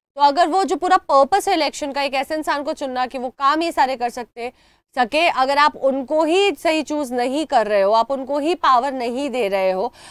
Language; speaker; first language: Hindi; native; Hindi